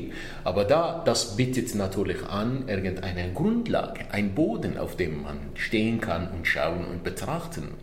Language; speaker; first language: German; non-native, fluent; Arabic